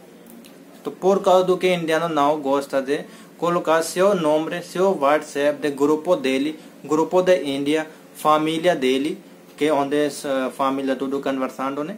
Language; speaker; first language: Portuguese; non-native, learner; Hindi